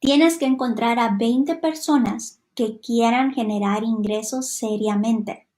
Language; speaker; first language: Spanish; non-native, fluent; Hungarian